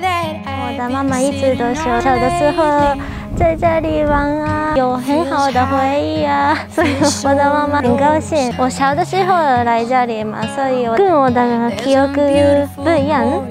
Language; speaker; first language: Chinese; non-native, fluent; Japanese